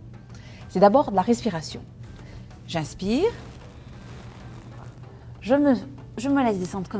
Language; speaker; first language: French; native; French